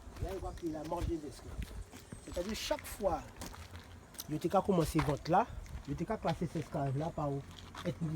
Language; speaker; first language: French; non-native, local second language; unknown